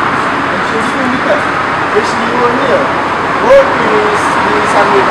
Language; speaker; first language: German; non-native, learner; Malay